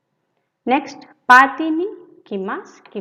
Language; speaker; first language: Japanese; non-native, fluent; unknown